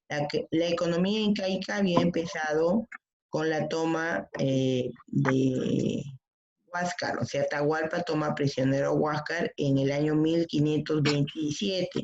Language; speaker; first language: Spanish; native; Spanish